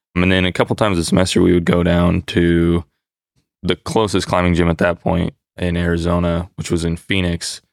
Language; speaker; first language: English; native; English